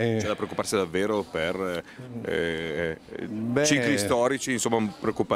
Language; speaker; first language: Italian; native; Italian